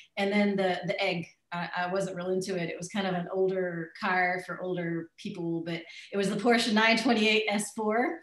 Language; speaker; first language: English; native; English